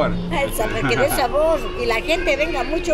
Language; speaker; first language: Spanish; native; Spanish